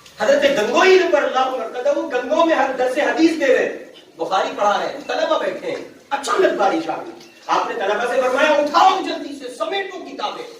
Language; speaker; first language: Urdu; native; Urdu